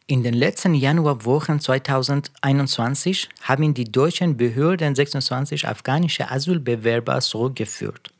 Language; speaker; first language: German; non-native, fluent; Persian